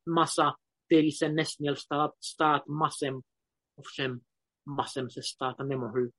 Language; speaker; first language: Czech; non-native, fluent; Romanian